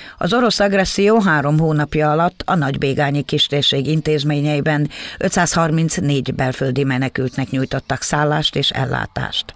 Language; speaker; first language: Hungarian; native; Hungarian